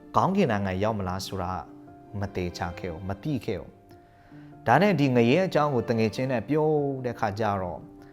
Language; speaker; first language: Burmese; non-native, local second language; Hakha Chin